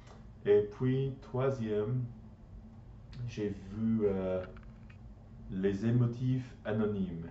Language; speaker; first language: French; non-native, learner; English